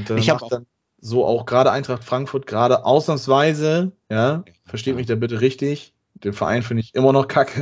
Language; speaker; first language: German; native; German